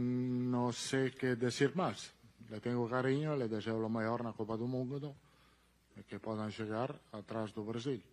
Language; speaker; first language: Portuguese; non-native, learner; Italian